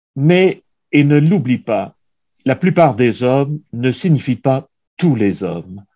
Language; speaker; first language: French; native; French